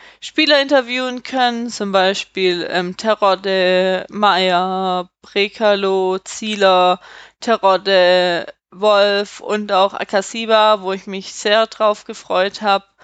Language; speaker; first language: German; native; German